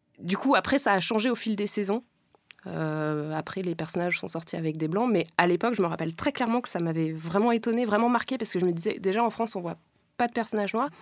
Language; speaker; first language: French; native; French